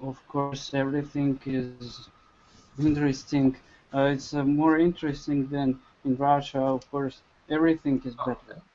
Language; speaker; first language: English; non-native, learner; Russian